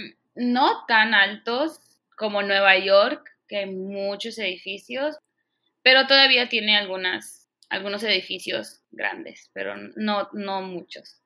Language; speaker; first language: Spanish; early bilingual, heritage; Spanish